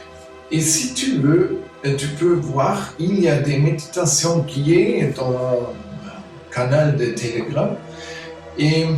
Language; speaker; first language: French; non-native, fluent; German